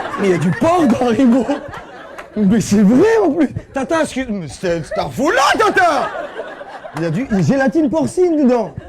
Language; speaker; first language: French; early bilingual, other home language; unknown